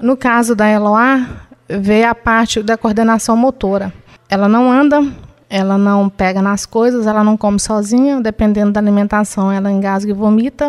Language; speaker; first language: Portuguese; native; Portuguese